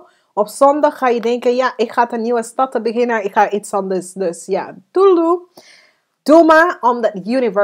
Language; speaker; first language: Dutch; non-native, fluent; English